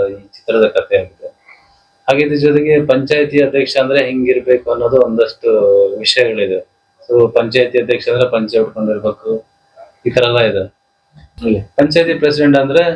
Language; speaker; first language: Kannada; native; Kannada